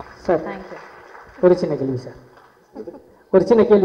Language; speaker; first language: Tamil; native; Tamil